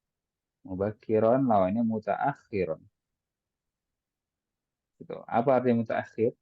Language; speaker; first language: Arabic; non-native, fluent; Indonesian